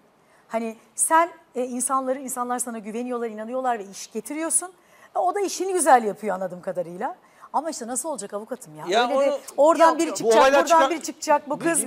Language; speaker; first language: Turkish; native; Turkish